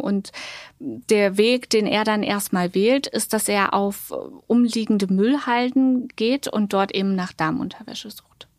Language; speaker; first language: German; native; German